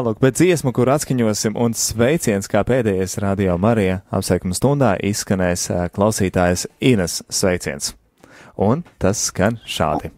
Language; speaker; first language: Latvian; native; Latvian